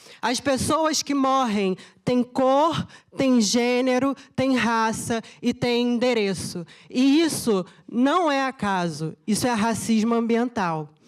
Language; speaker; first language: Portuguese; native; Portuguese